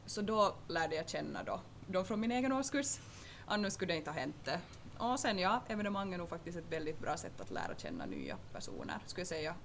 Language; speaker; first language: Swedish; native; Swedish